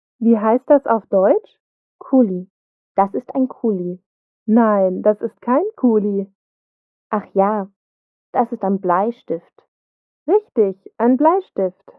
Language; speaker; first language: German; non-native, fluent; Ukrainian